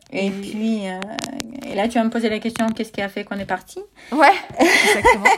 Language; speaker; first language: French; non-native, fluent; Russian